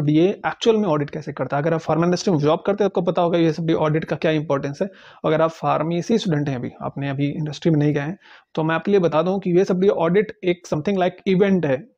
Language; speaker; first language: Hindi; native; Hindi